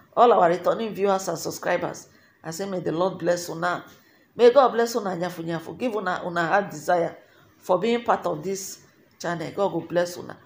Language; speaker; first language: Nigerian Pidgin; native; Nigerian Pidgin